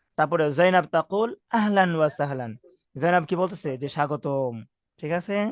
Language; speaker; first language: Bangla; native; Bangla